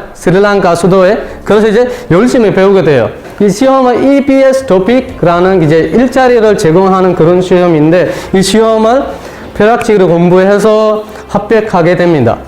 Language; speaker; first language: Korean; non-native, fluent; Sinhala